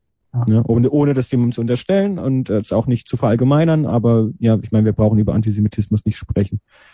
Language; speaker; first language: German; native; German